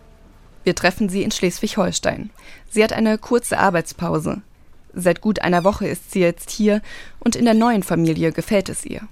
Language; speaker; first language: German; native; German